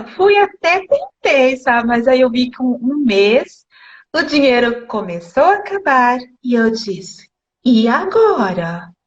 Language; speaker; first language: Portuguese; native; Portuguese